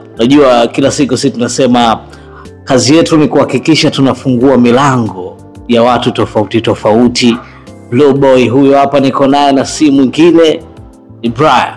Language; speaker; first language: Swahili; native; Swahili